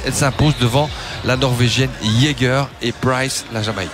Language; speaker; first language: French; native; French